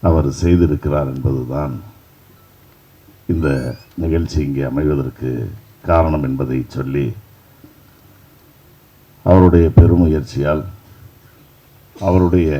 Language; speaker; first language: Tamil; native; Tamil